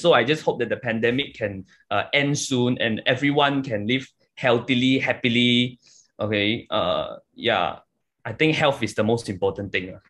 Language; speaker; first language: English; non-native, local second language; Chinese